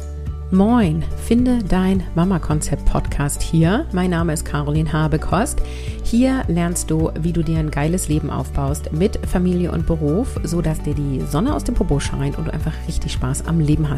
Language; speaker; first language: German; native; German